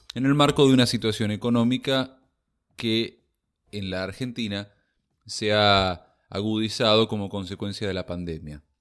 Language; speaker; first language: Spanish; native; Spanish